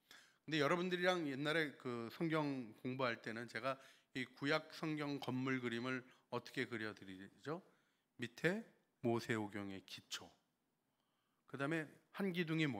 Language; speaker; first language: Korean; native; Korean